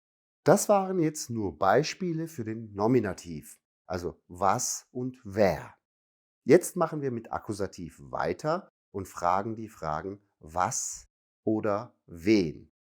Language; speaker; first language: German; non-native, fluent; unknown